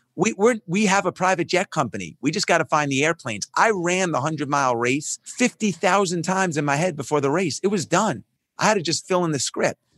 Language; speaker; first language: English; native; English